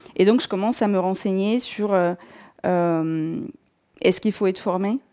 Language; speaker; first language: French; non-native, fluent; Russian